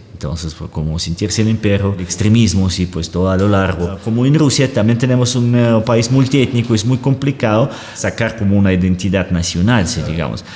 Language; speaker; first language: Spanish; non-native, fluent; Russian